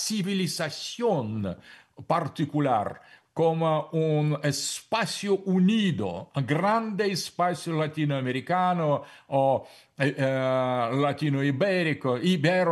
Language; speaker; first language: Spanish; non-native, fluent; Russian